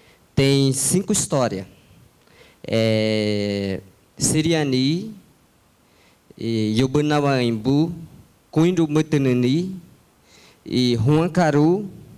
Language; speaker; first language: Portuguese; non-native, local second language; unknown